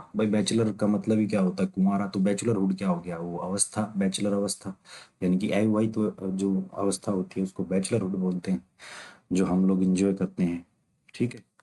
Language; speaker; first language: Hindi; native; Hindi